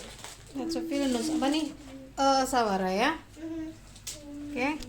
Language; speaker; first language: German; non-native, learner; Indonesian